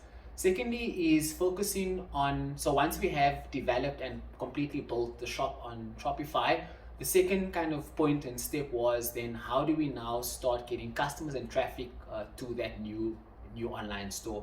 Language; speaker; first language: English; non-native, local second language; Afrikaans